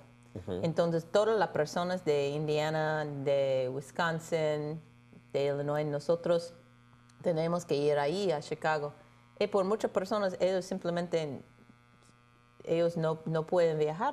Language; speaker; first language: Spanish; non-native, fluent; English